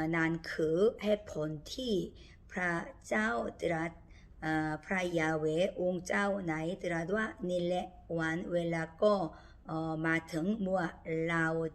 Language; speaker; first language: Thai; non-native, learner; Korean